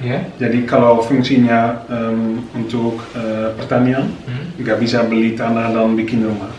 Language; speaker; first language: Indonesian; non-native, fluent; Dutch